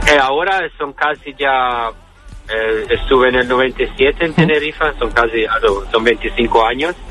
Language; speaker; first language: Spanish; non-native, learner; Italian